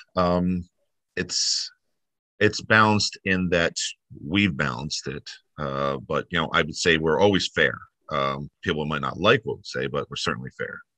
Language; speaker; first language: English; native; English